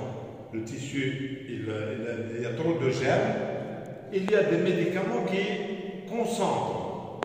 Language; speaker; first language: French; non-native, local second language; Arabic